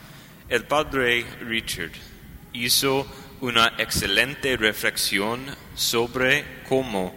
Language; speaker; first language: Spanish; non-native, learner; English